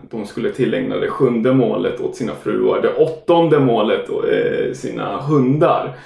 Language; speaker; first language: Swedish; non-native, fluent; German